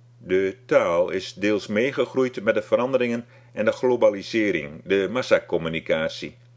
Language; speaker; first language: Dutch; non-native, local second language; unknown